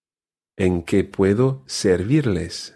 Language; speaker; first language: Spanish; non-native, fluent; English